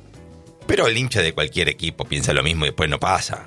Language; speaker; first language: Spanish; native; Spanish